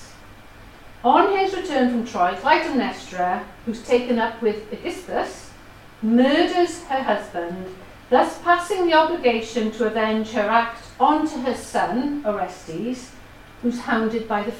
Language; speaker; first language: English; non-native, local second language; Welsh